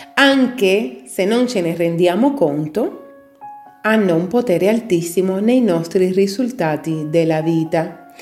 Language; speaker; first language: Italian; native; Italian